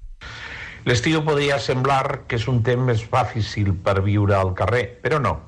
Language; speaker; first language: Catalan; non-native, local second language; Spanish